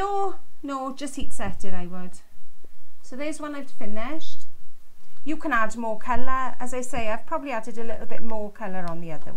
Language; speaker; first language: English; native; English